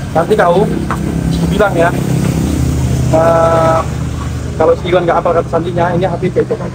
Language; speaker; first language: Malay; native; Malay